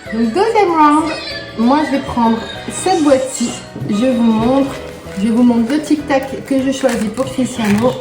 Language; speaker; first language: French; native; French